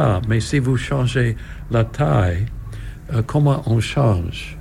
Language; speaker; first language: French; non-native, learner; English